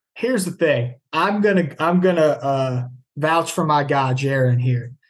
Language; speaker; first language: English; native; English